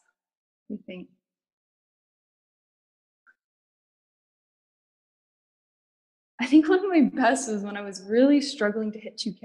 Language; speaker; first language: English; native; English